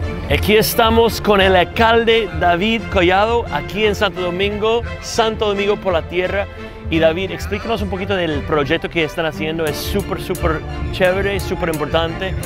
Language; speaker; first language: Spanish; non-native, fluent; English